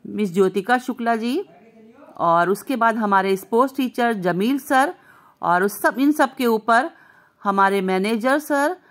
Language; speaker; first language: Hindi; native; Hindi